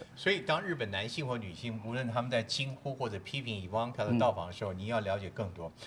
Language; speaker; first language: Chinese; native; Chinese